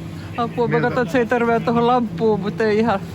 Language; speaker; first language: Finnish; native; Finnish